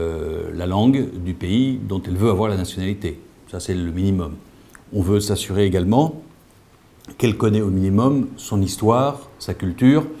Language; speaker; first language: French; native; French